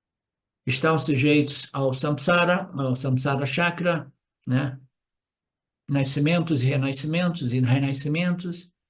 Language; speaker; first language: Portuguese; native; Portuguese